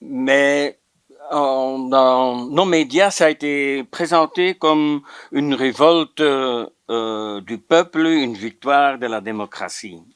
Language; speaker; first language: French; non-native, local second language; Dutch